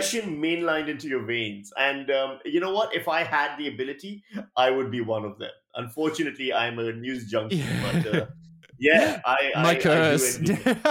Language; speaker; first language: English; non-native, local second language; Urdu